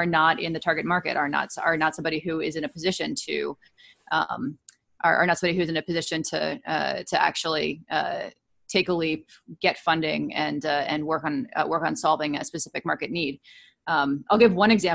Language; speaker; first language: English; native; English